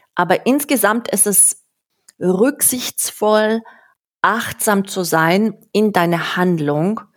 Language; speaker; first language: German; non-native, fluent; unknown